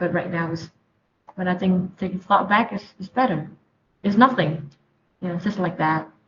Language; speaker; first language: English; non-native, learner; Vietnamese